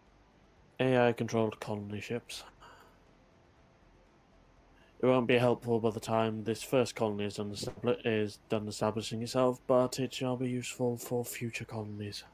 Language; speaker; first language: English; native; English